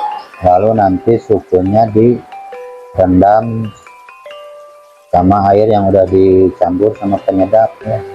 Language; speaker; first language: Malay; non-native, local second language; Sundanese